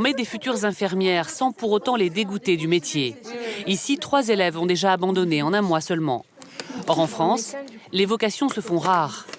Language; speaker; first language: French; native; French